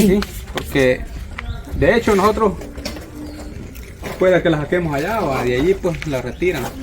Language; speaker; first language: Spanish; native; Spanish